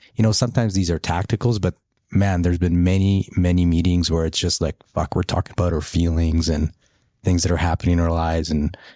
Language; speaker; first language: English; early bilingual, other home language; Polish